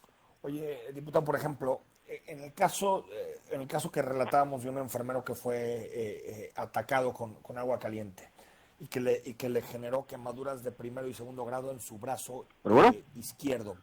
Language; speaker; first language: Spanish; native; Spanish